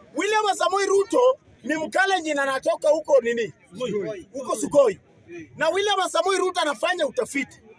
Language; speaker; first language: Swahili; non-native, local second language; Luo (Kenya and Tanzania)